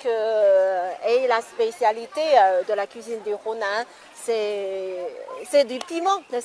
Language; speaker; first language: French; non-native, fluent; Chinese